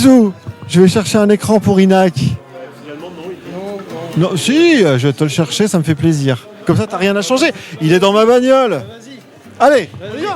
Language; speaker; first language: French; native; French